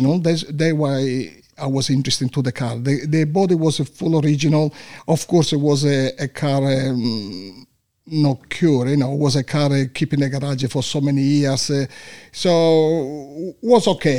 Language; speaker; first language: English; non-native, learner; Italian